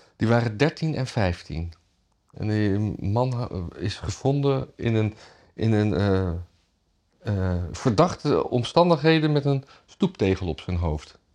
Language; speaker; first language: Dutch; native; Dutch